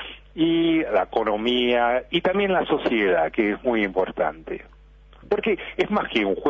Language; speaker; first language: Spanish; early bilingual, heritage; Spanish